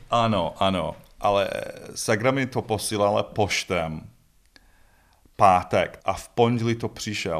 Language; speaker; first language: Czech; non-native, learner; English